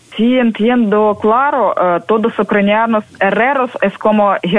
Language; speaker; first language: Spanish; non-native, fluent; Ukrainian